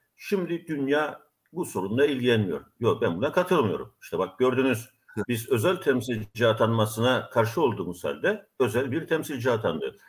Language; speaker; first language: Turkish; native; Turkish